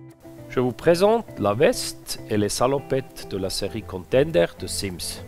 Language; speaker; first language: French; non-native, fluent; German